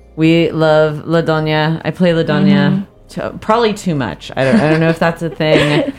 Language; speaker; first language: English; native; English